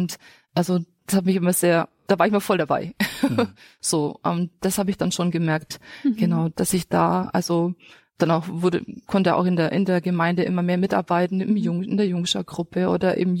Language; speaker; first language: German; native; German